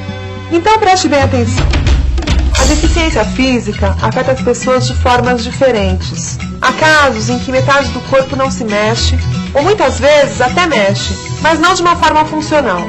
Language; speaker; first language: Portuguese; native; Portuguese